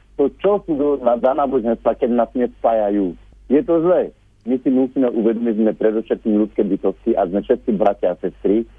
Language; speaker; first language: Slovak; non-native, fluent; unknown